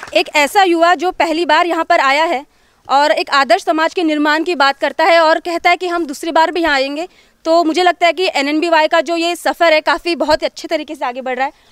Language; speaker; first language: Hindi; non-native, local second language; Marathi